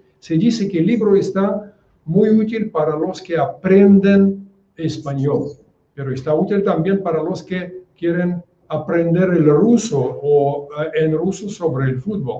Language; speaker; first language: Spanish; non-native, fluent; Russian